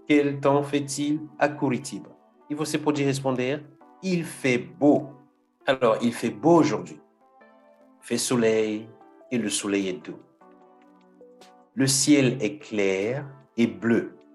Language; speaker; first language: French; non-native, fluent; Portuguese